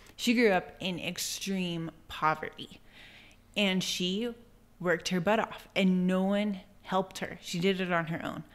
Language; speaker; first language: English; native; English